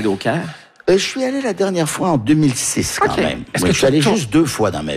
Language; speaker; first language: French; early bilingual, heritage; French